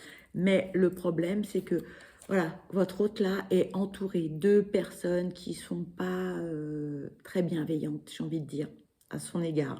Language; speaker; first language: French; native; French